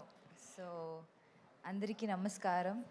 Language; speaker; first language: Telugu; non-native, fluent; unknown